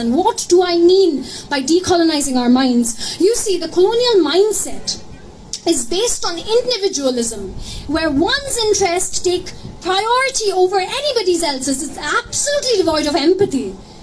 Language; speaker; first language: English; non-native, local second language; Bangla